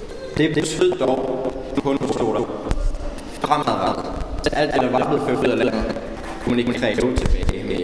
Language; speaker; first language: Danish; native; Danish